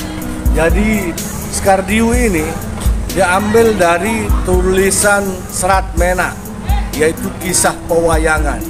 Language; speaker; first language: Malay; non-native, local second language; Sasak